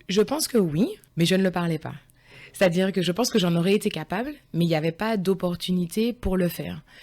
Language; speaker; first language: French; early bilingual, other home language; Guadeloupean Creole French